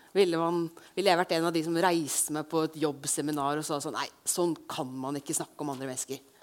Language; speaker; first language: Norwegian; native; Norwegian